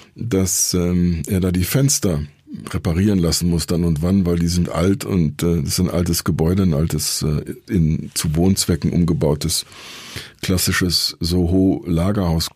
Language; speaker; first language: German; native; German